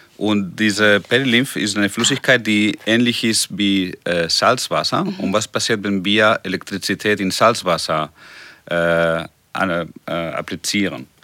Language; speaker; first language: German; non-native, fluent; Spanish